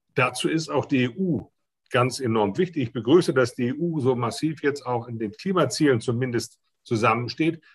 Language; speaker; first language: German; native; German